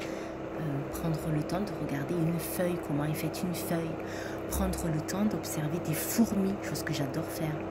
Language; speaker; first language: French; native; French